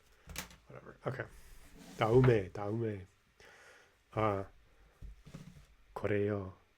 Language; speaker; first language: Korean; non-native, learner; English